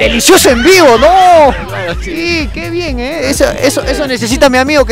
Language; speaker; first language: Spanish; native; Spanish